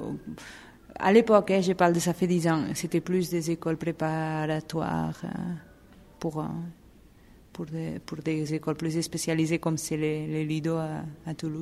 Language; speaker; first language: French; non-native, fluent; Spanish